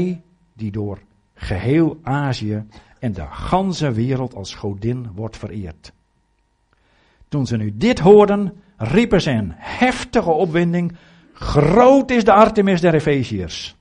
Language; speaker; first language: Dutch; native; Dutch